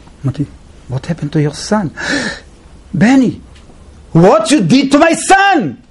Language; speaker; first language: English; non-native, fluent; Hebrew